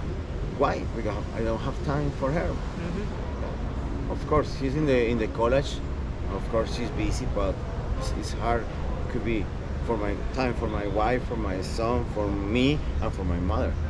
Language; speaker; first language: English; non-native, learner; Spanish